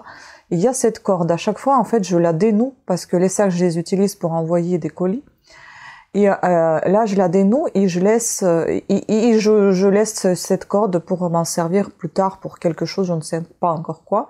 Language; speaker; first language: French; native; French